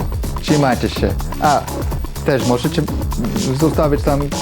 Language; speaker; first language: Polish; non-native, fluent; English